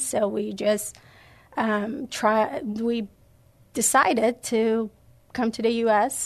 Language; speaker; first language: English; non-native, fluent; Persian